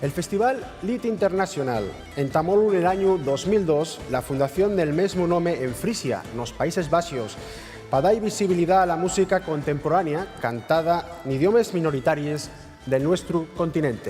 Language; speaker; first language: Spanish; native; Spanish